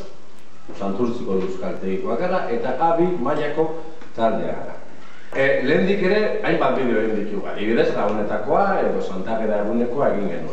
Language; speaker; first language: Basque; non-native, learner; Spanish